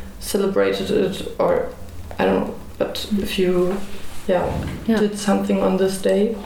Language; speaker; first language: English; non-native, fluent; German